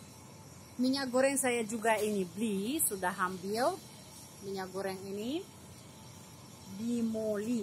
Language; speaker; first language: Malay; non-native, fluent; Russian